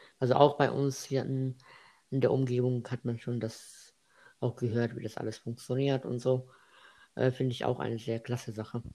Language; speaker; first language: German; non-native, fluent; Arabic